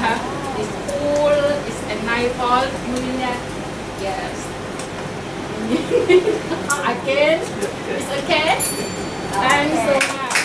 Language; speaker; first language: English; non-native, learner; Thai